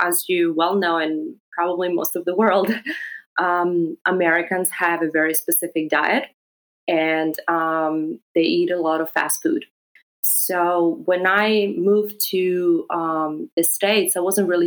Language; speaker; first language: English; non-native, fluent; Greek